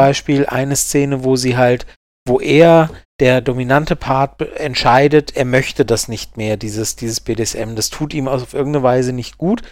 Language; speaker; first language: German; native; German